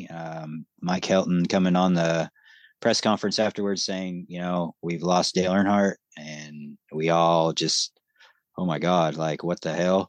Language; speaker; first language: English; native; English